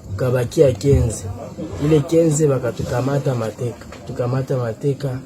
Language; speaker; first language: Swahili; native; Swahili